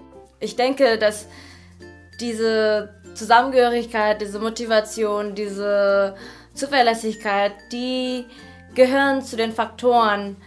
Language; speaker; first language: German; non-native, fluent; Indonesian